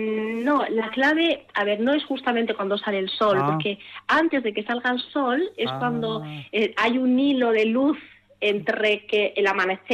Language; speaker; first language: Spanish; early bilingual, other home language; Arabic